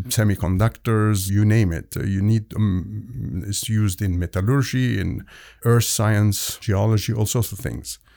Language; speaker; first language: English; non-native, fluent; Arabic